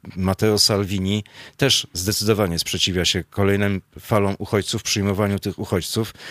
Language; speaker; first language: Polish; native; Polish